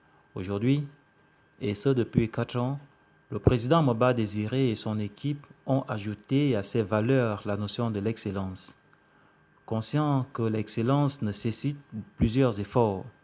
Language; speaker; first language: French; non-native, local second language; Fang